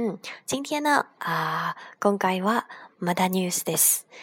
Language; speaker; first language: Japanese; non-native, fluent; Chinese